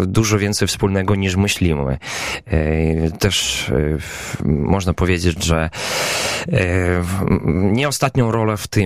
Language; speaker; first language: Polish; non-native, local second language; Belarusian